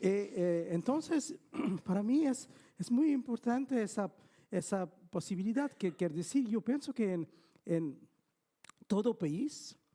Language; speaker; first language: Spanish; non-native, fluent; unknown